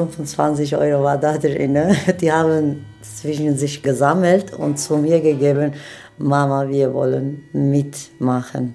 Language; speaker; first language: German; non-native, fluent; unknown